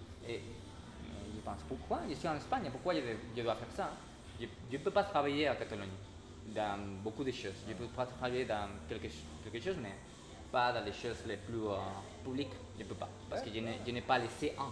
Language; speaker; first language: French; non-native, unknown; Spanish